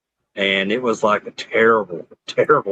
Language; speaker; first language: English; native; English